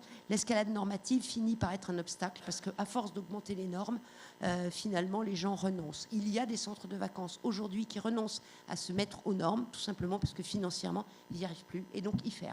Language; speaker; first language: French; native; French